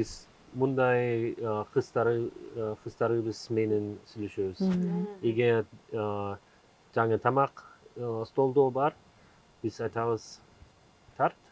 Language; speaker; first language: Kyrgyz; non-native, learner; German